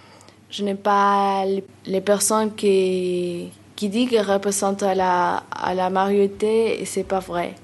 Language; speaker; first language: French; non-native, learner; Spanish